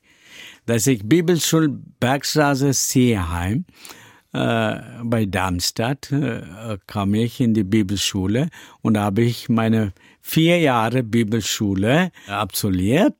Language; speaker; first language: German; non-native, learner; Tamil